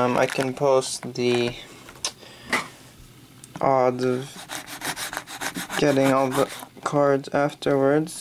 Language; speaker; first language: English; native; English